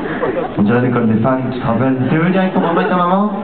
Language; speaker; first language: French; native; French